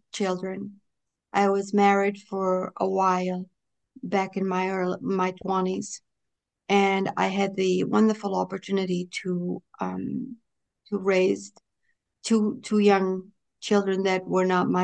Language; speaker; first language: English; non-native, fluent; Portuguese